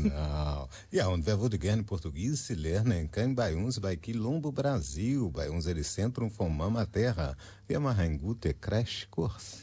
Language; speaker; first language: German; non-native, learner; Portuguese